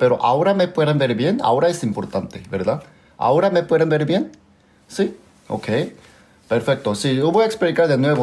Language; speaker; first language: Spanish; non-native, fluent; Korean